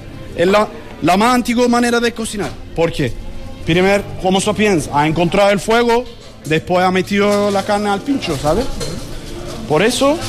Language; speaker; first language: Spanish; non-native, learner; Turkish